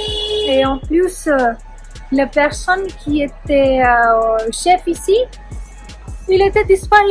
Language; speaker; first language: French; non-native, learner; Punjabi